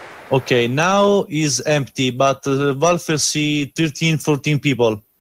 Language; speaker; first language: English; non-native, learner; Italian